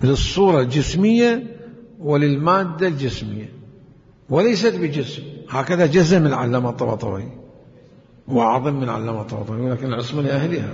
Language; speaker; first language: Arabic; native; Arabic